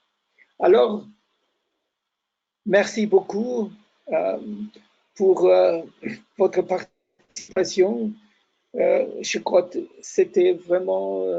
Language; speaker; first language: French; non-native, fluent; German